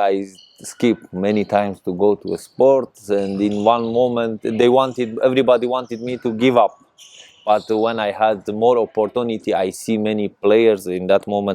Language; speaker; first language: English; non-native, learner; Persian